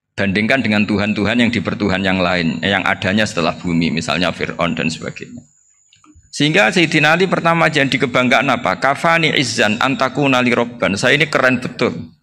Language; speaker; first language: Indonesian; non-native, local second language; Javanese